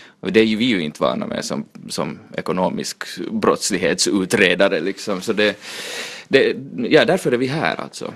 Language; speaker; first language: Swedish; native; Swedish